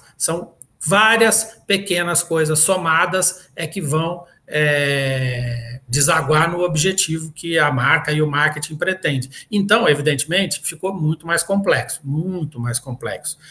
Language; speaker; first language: Portuguese; native; Portuguese